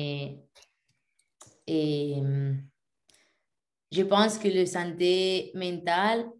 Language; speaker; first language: French; non-native, learner; Spanish